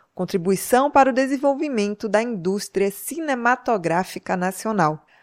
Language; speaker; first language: Portuguese; native; Portuguese